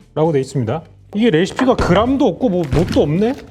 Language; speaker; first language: Korean; native; Korean